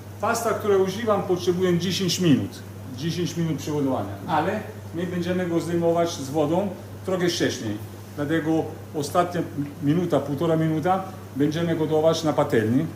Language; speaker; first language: Polish; non-native, learner; Italian